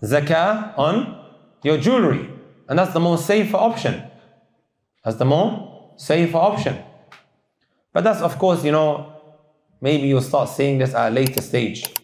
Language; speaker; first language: English; native; English